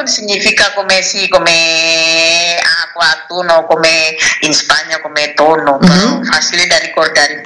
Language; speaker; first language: Italian; non-native, learner; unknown